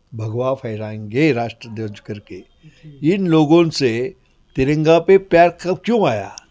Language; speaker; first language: Hindi; non-native, local second language; Marathi